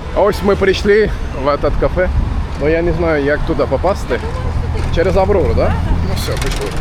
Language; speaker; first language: Russian; non-native, learner; Turkish